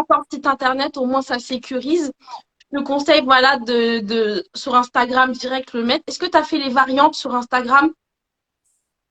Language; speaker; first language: French; native; French